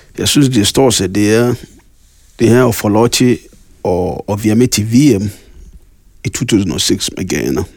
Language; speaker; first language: Danish; non-native, fluent; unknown